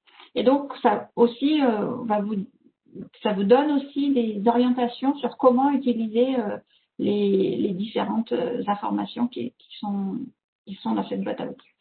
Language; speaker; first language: French; native; French